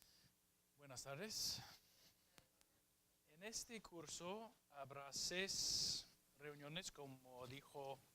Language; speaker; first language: Spanish; non-native, fluent; English